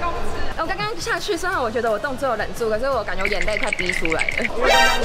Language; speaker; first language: Chinese; native; Chinese